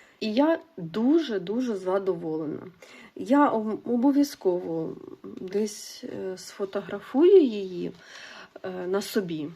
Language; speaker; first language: Ukrainian; non-native, local second language; Russian